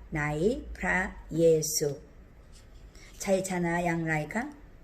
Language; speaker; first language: Thai; non-native, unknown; Korean